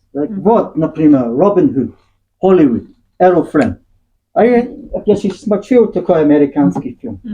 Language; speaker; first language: Russian; non-native, learner; English